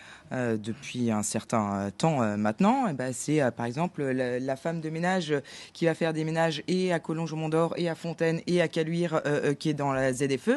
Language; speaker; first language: French; native; French